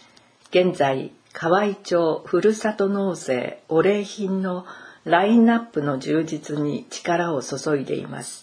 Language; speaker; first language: Japanese; native; Japanese